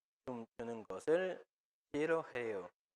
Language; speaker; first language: Korean; non-native, fluent; Spanish